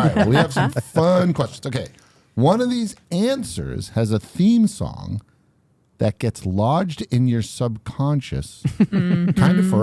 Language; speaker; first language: English; native; English